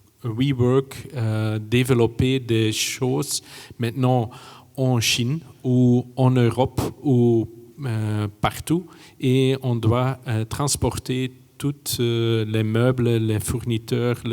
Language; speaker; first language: French; non-native, fluent; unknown